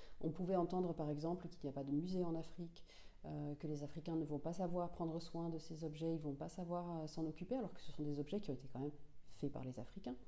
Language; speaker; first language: French; non-native, local second language; Finnish